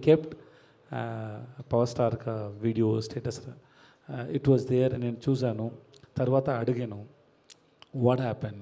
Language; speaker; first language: Telugu; non-native, learner; Tamil